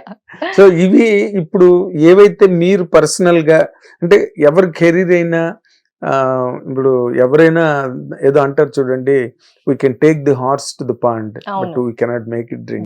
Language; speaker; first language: Telugu; native; Telugu